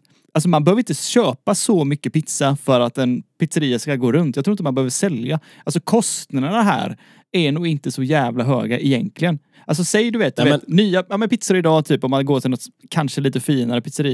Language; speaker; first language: Swedish; native; Swedish